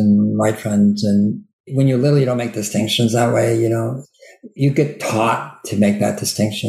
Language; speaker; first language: English; native; English